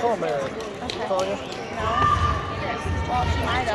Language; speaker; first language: English; native; English